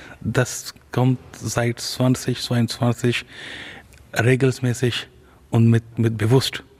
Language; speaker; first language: German; non-native, learner; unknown